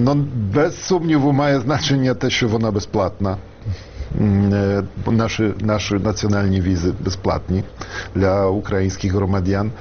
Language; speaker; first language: Ukrainian; non-native, fluent; Polish